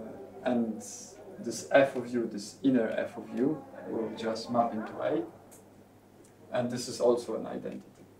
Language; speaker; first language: English; non-native, fluent; Polish